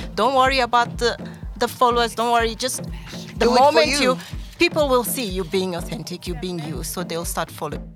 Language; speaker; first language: English; non-native, fluent; Portuguese